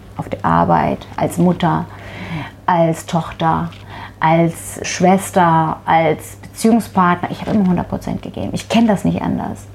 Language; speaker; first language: German; non-native, fluent; Turkish